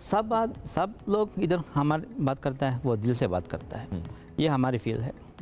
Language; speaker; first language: Hindi; non-native, learner; Divehi